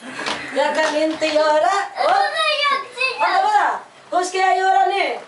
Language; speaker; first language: Swedish; non-native, learner; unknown